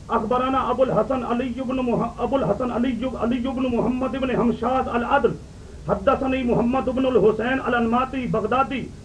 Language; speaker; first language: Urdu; native; Urdu